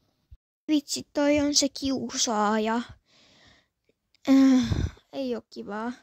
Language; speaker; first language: Finnish; early bilingual, other home language; Polish